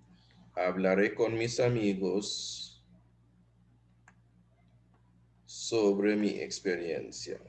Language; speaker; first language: Spanish; non-native, fluent; English